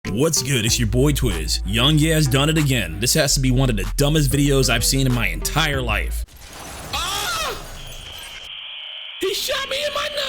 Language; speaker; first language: English; native; English